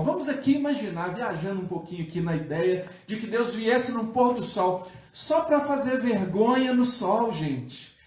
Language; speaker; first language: Portuguese; native; Portuguese